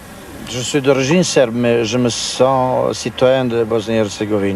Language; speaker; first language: French; non-native, learner; Serbian